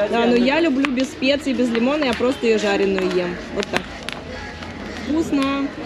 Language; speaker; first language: Russian; native; Russian